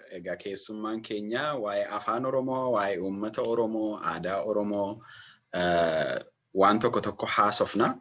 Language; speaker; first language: Oromo; native; Oromo